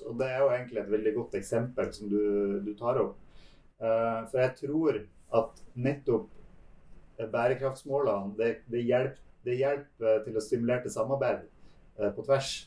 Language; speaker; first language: Norwegian; native; Norwegian